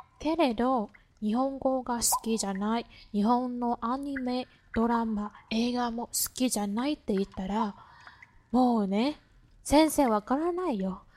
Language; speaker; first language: Japanese; non-native, fluent; Vietnamese